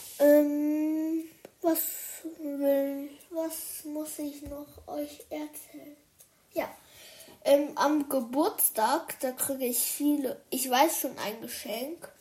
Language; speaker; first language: German; early bilingual, other home language; Chinese